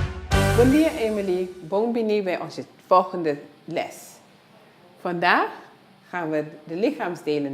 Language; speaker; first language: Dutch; non-native, local second language; Papiamento